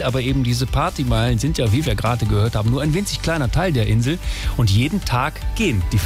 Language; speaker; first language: German; native; German